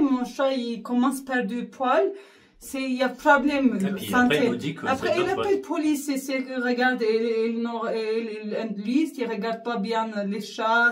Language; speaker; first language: French; non-native, learner; Arabic